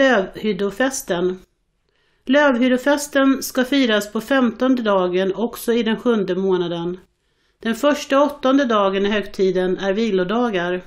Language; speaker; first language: Swedish; native; Swedish